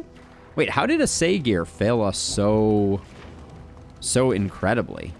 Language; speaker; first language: English; native; English